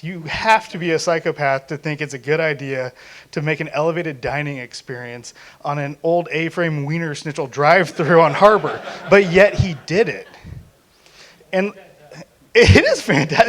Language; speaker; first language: English; native; English